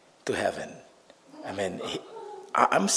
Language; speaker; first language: English; non-native, fluent; Haitian Creole